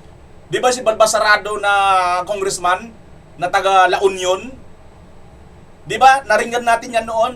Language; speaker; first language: Filipino; native; Filipino